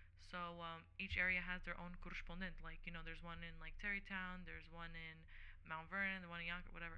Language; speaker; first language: English; early bilingual, other home language; Portuguese